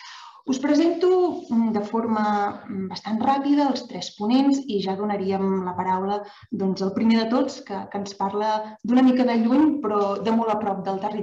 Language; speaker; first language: Catalan; native; Catalan